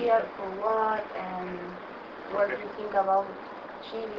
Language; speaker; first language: English; non-native, local second language; Spanish